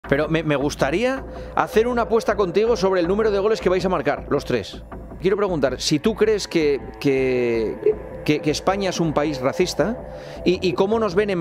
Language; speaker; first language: Spanish; native; Spanish